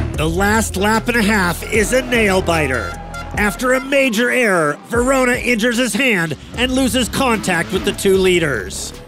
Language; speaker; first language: English; non-native, fluent; Portuguese